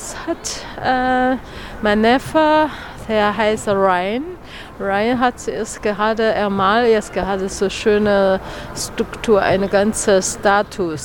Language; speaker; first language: German; non-native, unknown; Chinese